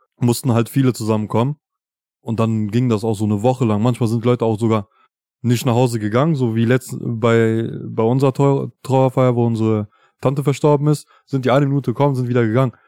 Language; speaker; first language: German; early bilingual, other home language; Albanian